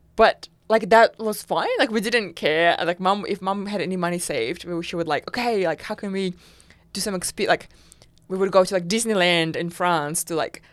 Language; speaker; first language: English; non-native, fluent; Russian